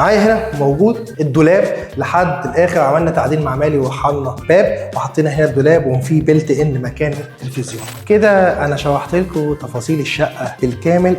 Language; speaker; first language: Arabic; native; Arabic